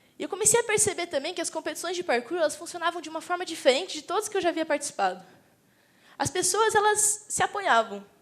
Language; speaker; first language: Portuguese; native; Portuguese